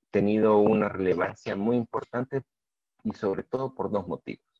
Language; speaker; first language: Spanish; native; Spanish